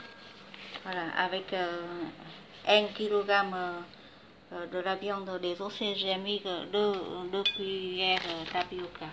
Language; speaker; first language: French; non-native, learner; Vietnamese